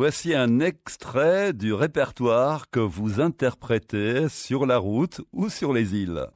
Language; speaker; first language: French; native; French